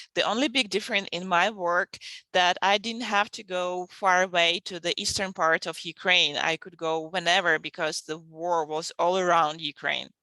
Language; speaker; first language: English; non-native, fluent; Ukrainian